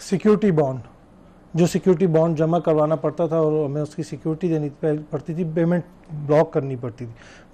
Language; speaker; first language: Urdu; native; Urdu